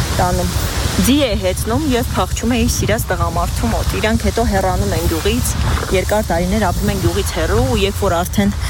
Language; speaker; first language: Armenian; native; Armenian